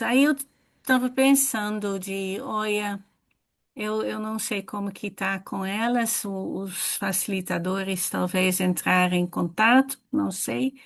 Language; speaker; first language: Portuguese; non-native, fluent; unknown